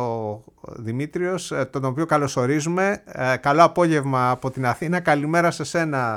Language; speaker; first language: Greek; native; Greek